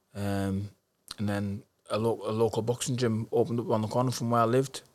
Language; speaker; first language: English; native; English